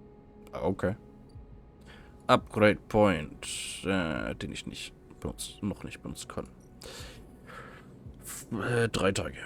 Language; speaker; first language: German; native; German